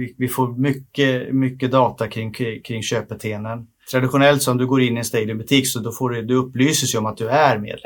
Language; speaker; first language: Swedish; native; Swedish